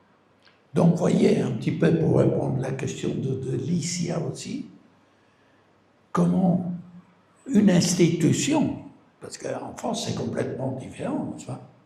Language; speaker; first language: French; non-native, fluent; Spanish